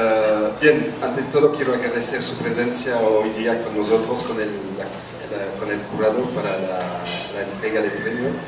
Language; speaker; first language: Spanish; non-native, fluent; French